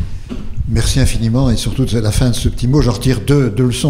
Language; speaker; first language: French; native; French